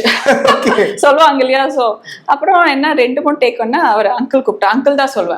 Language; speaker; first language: Tamil; early bilingual, heritage; Tamil